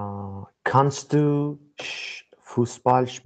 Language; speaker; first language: German; non-native, learner; Azerbaijani